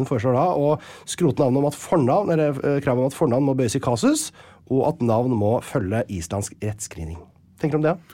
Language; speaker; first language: Norwegian; native; Norwegian